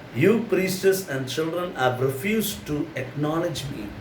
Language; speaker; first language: English; non-native, local second language; Telugu